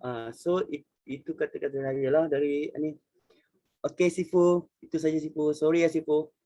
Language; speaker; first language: Malay; native; Malay